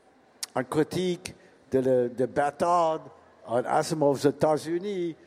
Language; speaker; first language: French; non-native, learner; English